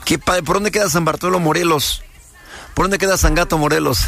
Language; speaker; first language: Spanish; native; Spanish